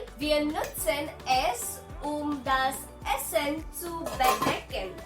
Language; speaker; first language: German; non-native, learner; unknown